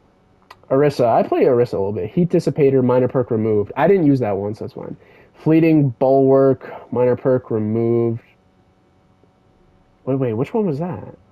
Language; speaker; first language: English; native; English